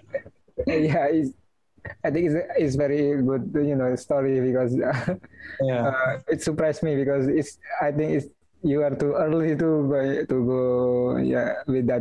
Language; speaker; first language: English; non-native, learner; Indonesian